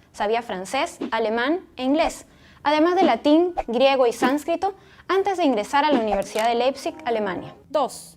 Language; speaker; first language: Spanish; native; Spanish